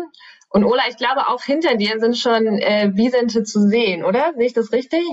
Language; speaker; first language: German; native; German